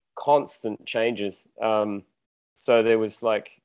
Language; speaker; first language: English; native; English